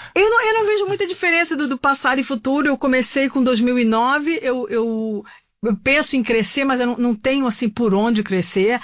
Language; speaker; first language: Portuguese; native; Portuguese